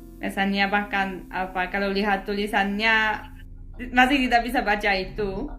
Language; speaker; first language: Indonesian; non-native, learner; Polish